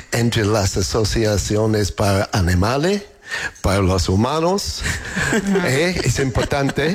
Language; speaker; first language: Spanish; non-native, learner; English